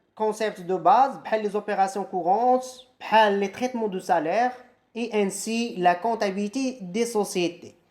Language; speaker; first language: French; non-native, local second language; Arabic